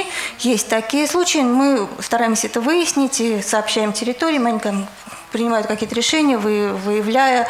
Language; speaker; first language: Russian; native; Russian